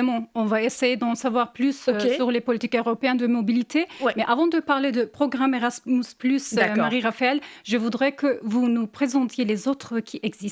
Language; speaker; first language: French; native; French